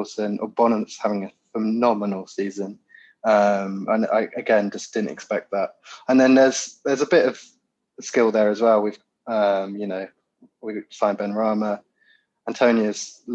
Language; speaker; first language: English; native; English